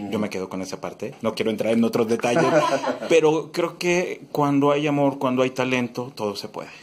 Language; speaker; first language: Spanish; native; Spanish